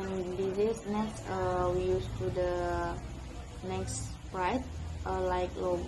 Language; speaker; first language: English; non-native, learner; Indonesian